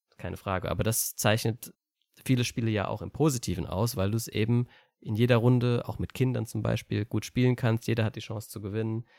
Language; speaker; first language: German; native; German